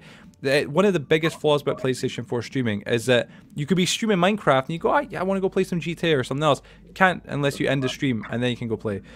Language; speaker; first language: English; native; English